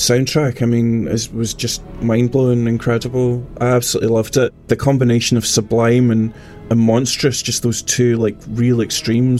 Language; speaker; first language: English; native; English